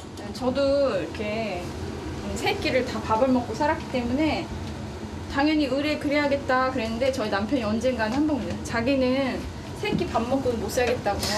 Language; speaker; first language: Korean; native; Korean